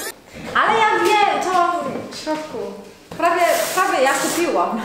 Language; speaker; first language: Polish; non-native, learner; Korean